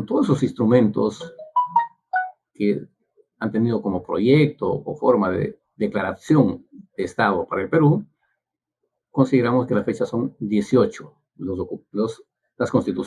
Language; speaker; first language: Spanish; native; Spanish